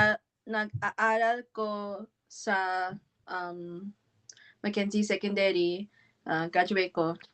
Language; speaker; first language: Filipino; non-native, learner; English